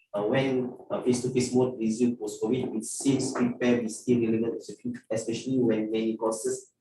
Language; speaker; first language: English; non-native, local second language; Malay